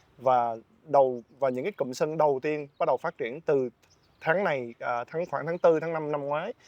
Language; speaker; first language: Vietnamese; native; Vietnamese